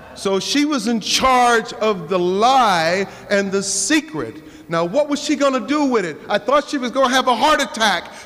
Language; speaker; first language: English; native; English